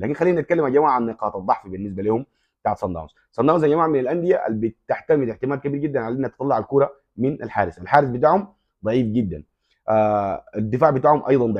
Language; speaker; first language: Arabic; native; Arabic